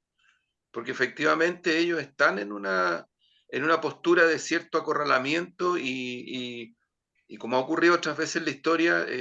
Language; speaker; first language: Spanish; native; Spanish